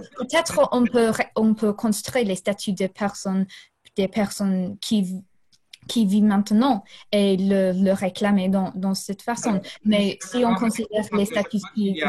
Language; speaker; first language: French; non-native, fluent; English